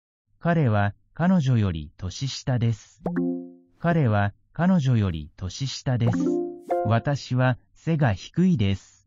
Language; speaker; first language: Japanese; non-native, learner; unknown